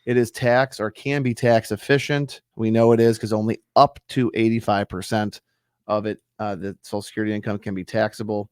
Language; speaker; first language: English; native; English